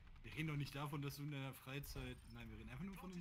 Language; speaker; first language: German; native; German